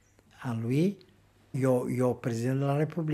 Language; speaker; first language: French; non-native, fluent; Portuguese